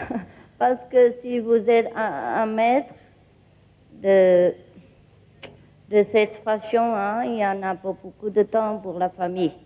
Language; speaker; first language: French; non-native, learner; Vietnamese